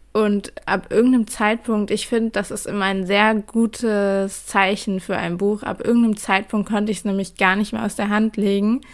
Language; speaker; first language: German; native; German